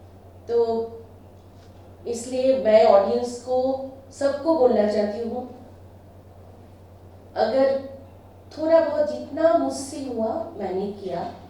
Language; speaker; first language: Hindi; non-native, local second language; Bangla